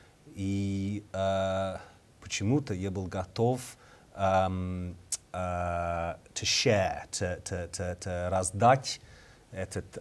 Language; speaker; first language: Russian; non-native, learner; English